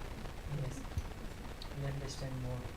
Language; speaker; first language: English; non-native, learner; Nepali